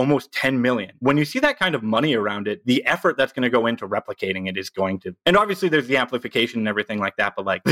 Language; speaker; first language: English; native; English